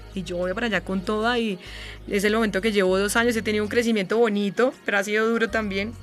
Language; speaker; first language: Spanish; native; Spanish